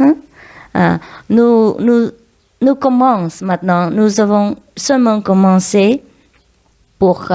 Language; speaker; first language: French; non-native, learner; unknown